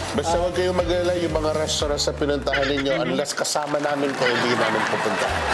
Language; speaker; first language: Filipino; native; Filipino